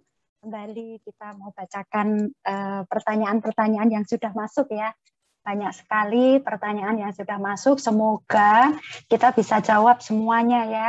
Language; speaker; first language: Indonesian; native; Indonesian